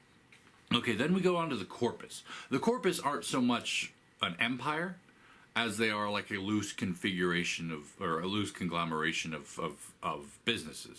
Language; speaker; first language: English; native; English